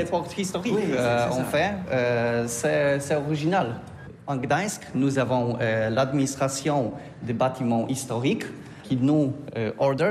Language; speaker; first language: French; non-native, learner; Polish